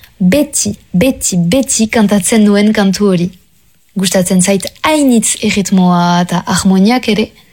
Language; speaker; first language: Basque; non-native, local second language; French